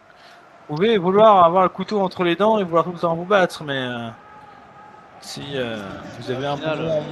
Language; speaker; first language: French; native; French